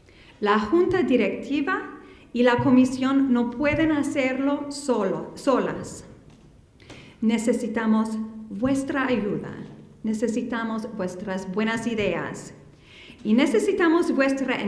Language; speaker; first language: Spanish; non-native, fluent; English